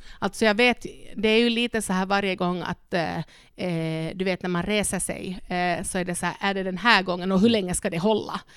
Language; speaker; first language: Swedish; non-native, local second language; Spanish